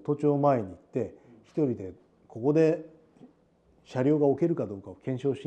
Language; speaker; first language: Japanese; native; Japanese